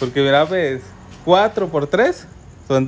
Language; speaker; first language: Spanish; native; Spanish